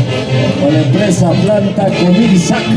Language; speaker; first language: Spanish; native; Spanish